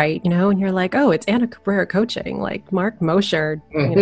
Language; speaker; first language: English; early bilingual, other home language; Filipino